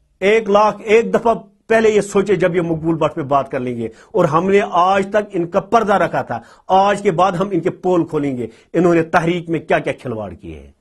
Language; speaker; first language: Urdu; non-native, local second language; Kashmiri